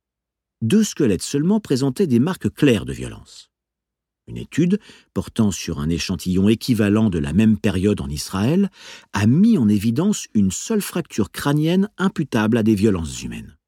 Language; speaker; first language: French; native; French